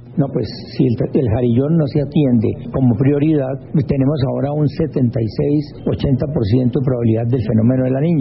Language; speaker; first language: Spanish; native; Spanish